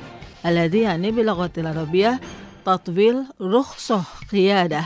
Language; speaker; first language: Arabic; non-native, fluent; Indonesian